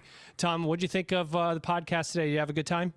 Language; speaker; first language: English; native; English